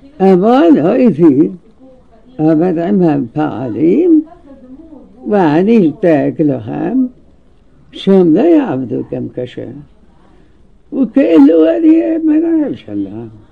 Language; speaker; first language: Hebrew; non-native, fluent; Arabic